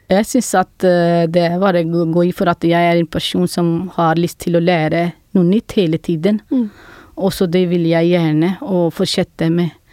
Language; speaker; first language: Norwegian; non-native, fluent; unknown